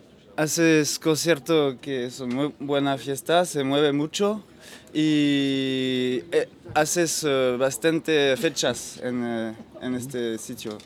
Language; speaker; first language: Spanish; non-native, learner; French